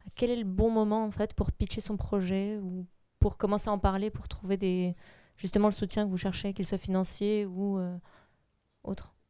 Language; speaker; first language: French; non-native, local second language; Arabic